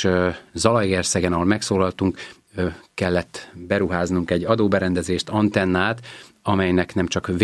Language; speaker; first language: Hungarian; native; Hungarian